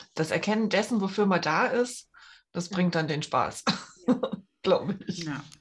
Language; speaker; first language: German; native; German